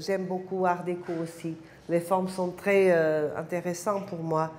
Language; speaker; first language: French; non-native, fluent; Portuguese